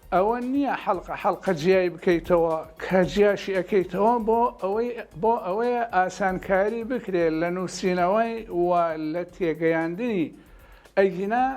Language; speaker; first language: Central Kurdish; non-native, local second language; Gurani